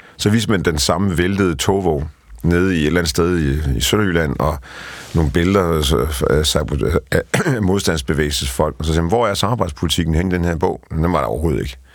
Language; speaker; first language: Danish; early bilingual, other home language; Polish